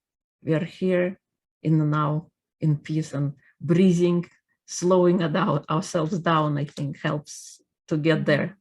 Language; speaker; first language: English; non-native, fluent; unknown